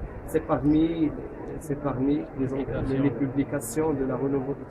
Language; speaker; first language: French; non-native, local second language; Arabic